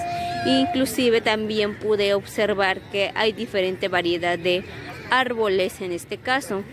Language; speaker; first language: Spanish; native; Spanish